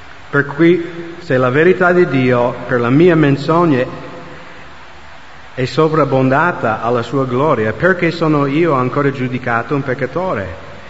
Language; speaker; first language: Italian; non-native, fluent; English